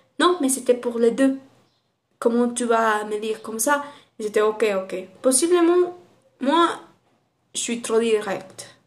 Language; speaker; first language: French; non-native, learner; Spanish